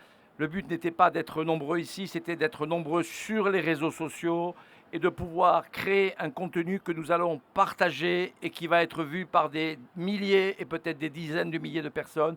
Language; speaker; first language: French; native; French